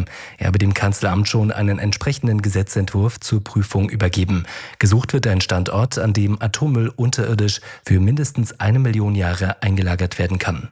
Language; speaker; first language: German; native; German